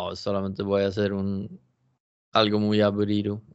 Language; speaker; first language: Spanish; non-native, learner; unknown